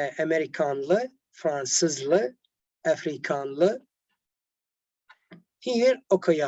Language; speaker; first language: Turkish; non-native, learner; Arabic